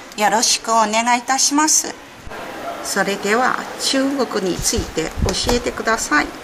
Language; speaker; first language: Japanese; native; Japanese